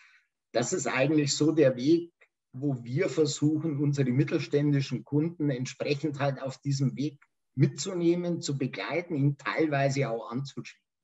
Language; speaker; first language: German; native; German